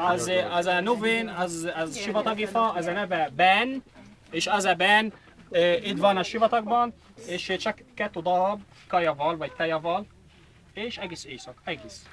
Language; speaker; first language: Hungarian; non-native, learner; Arabic